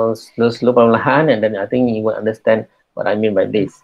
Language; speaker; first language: English; non-native, local second language; Malay